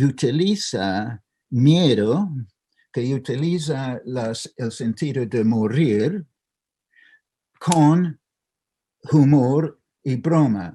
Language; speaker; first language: Spanish; non-native, fluent; English